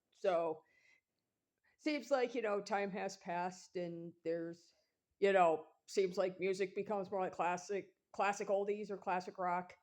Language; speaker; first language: English; native; English